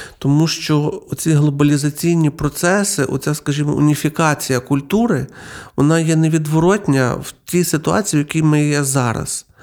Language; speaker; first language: Ukrainian; native; Ukrainian